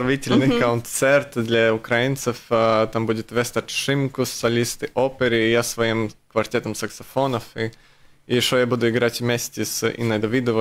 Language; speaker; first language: Russian; non-native, local second language; Latvian